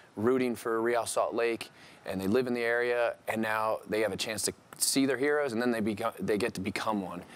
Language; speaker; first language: English; native; English